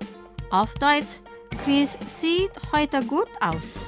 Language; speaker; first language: German; non-native, fluent; Indonesian